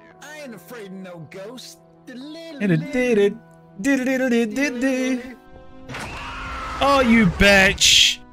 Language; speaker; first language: English; native; English